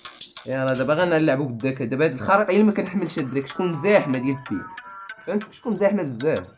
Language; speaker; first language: Arabic; native; Arabic